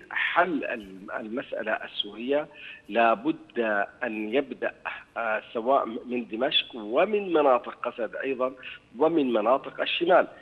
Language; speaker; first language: Arabic; native; Arabic